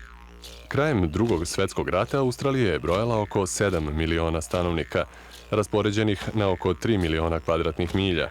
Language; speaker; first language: Bosnian; native; Bosnian